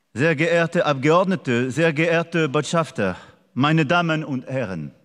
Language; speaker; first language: German; non-native, learner; French